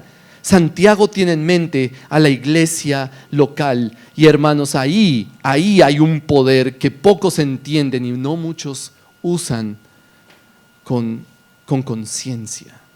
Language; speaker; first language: Spanish; native; Spanish